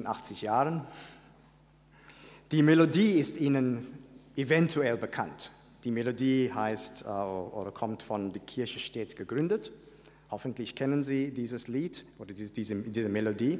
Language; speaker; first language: German; non-native, fluent; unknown